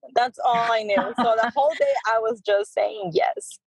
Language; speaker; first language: English; early bilingual, other home language; Spanish